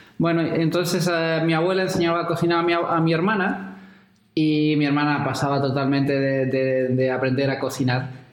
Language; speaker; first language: Spanish; native; Spanish